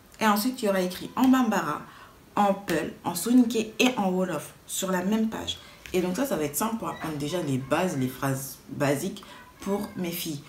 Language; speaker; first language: French; native; French